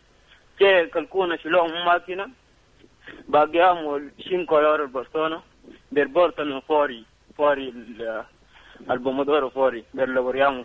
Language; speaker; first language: Italian; non-native, learner; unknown